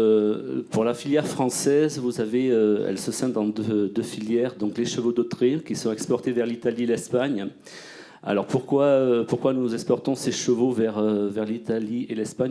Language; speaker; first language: French; native; French